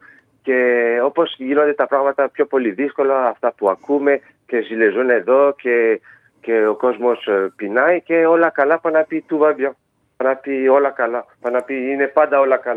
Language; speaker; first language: Greek; early bilingual, heritage; Greek